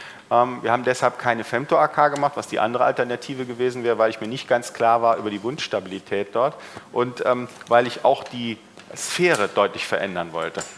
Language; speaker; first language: German; native; German